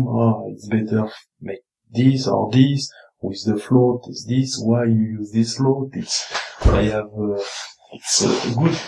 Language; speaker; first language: English; non-native, learner; French